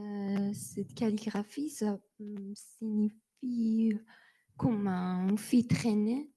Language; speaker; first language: French; non-native, learner; Persian